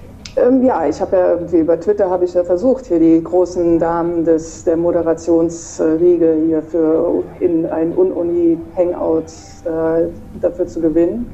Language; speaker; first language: German; native; German